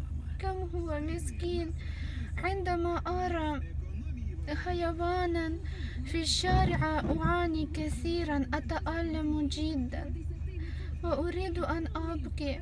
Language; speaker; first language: Arabic; non-native, fluent; Ukrainian